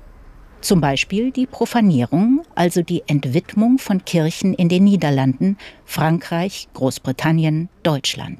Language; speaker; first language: German; native; German